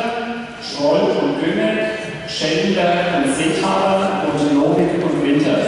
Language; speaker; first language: German; native; German